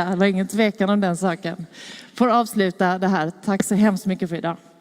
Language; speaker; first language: Swedish; native; Swedish